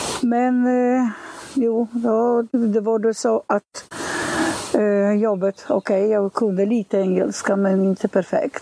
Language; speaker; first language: Swedish; non-native, fluent; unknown